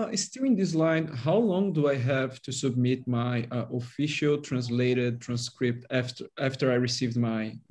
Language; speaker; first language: English; non-native, fluent; Portuguese